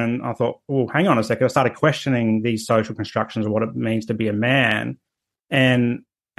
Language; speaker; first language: English; native; English